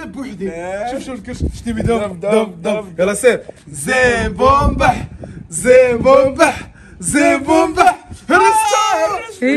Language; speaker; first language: Arabic; native; Arabic